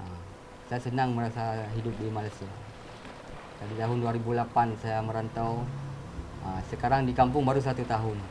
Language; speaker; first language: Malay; non-native, local second language; Achinese